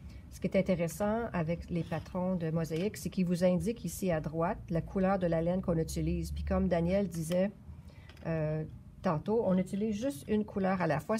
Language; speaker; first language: French; native; French